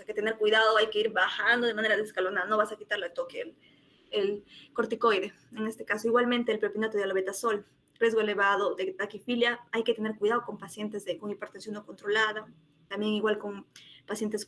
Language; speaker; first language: Spanish; native; Spanish